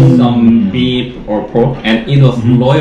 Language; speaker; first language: English; non-native, learner; Korean